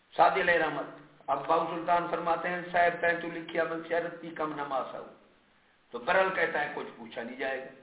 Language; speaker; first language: Urdu; non-native, local second language; Punjabi